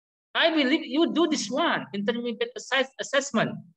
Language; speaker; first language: English; non-native, learner; Indonesian